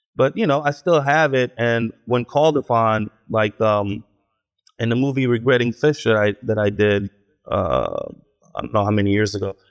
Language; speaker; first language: English; early bilingual, heritage; Hebrew